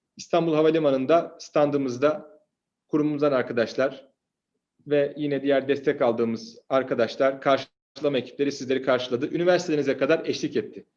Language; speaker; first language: Turkish; native; Turkish